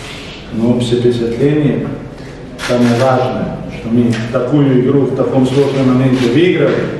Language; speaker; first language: Russian; non-native, fluent; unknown